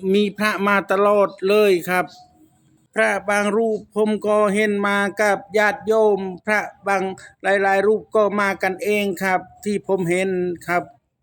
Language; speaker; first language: Thai; native; Thai